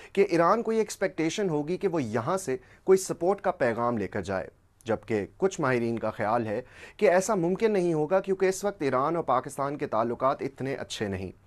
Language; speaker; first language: Urdu; native; Urdu